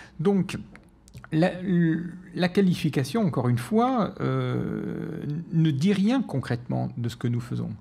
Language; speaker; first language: French; native; French